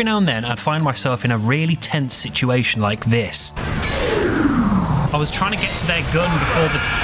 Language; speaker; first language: English; native; English